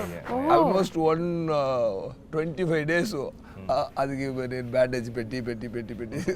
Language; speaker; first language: Telugu; non-native, fluent; Tamil